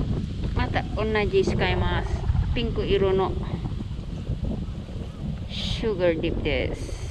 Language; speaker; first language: Japanese; non-native, learner; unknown